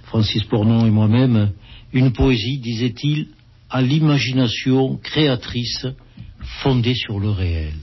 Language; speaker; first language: French; native; French